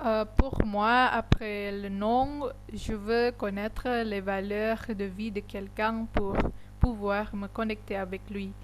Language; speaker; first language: French; non-native, learner; Indonesian